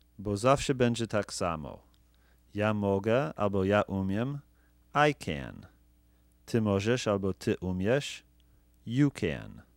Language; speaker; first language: Polish; non-native, fluent; English